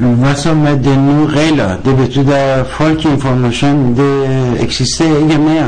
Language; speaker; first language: Danish; non-native, learner; Persian